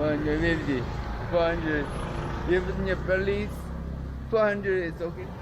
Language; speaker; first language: English; non-native, learner; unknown